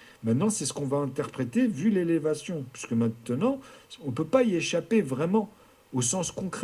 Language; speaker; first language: French; native; French